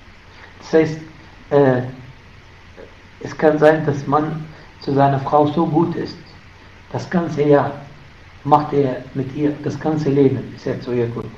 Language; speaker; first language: German; non-native, fluent; Arabic